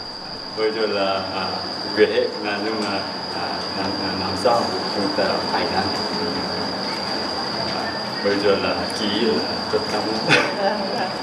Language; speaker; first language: Vietnamese; non-native, learner; Korean